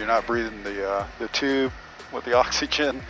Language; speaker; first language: English; native; English